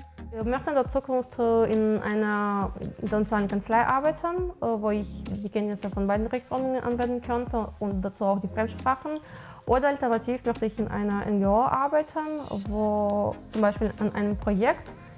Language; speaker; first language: German; non-native, fluent; Ukrainian